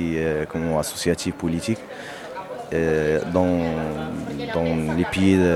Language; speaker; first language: French; non-native, local second language; Berber languages